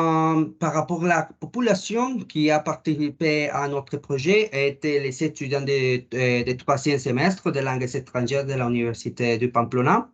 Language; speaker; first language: French; non-native, learner; Spanish